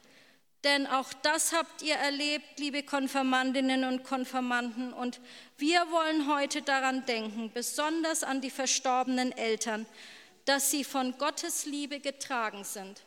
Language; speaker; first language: German; native; German